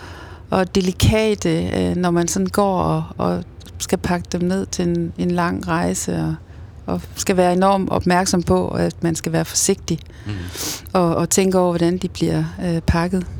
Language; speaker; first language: Danish; native; Danish